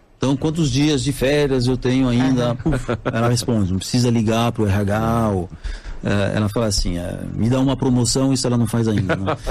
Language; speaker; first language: Portuguese; non-native, fluent; French